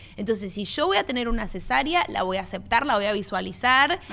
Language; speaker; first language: Spanish; native; Spanish